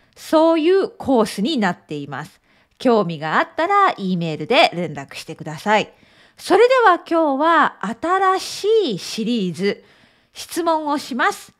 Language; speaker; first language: Japanese; native; Japanese